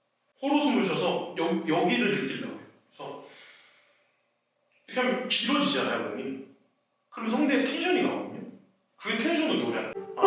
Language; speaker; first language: Korean; native; Korean